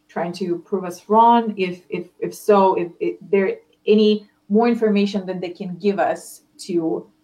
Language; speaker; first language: English; non-native, fluent; Ukrainian